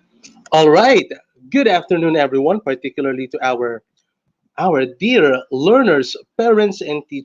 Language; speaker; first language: English; non-native, local second language; Filipino